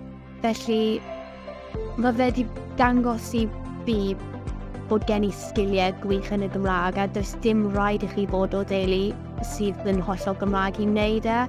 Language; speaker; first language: Welsh; non-native, local second language; English